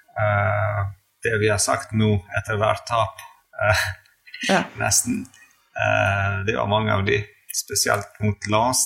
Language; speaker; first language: Norwegian; non-native, fluent; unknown